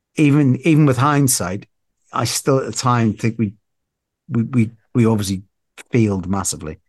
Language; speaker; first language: English; native; English